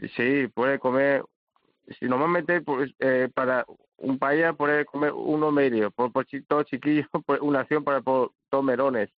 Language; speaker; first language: Spanish; non-native, learner; Chinese